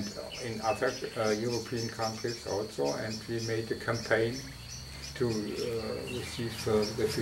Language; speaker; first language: English; non-native, fluent; German